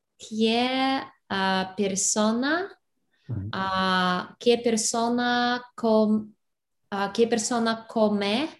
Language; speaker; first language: Spanish; non-native, learner; English